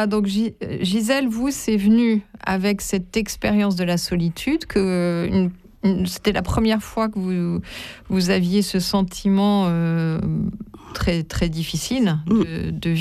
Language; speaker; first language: French; native; French